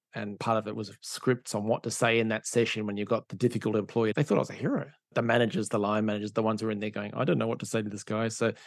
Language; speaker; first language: English; native; English